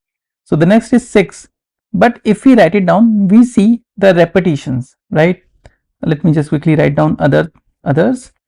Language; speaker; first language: English; non-native, local second language; Hindi